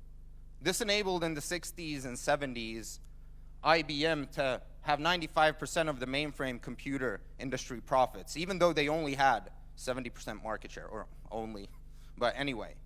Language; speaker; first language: English; non-native, fluent; Finnish